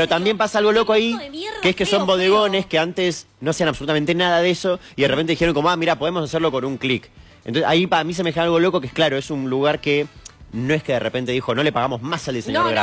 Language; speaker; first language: Spanish; native; Spanish